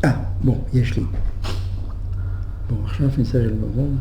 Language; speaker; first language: Hebrew; non-native, fluent; French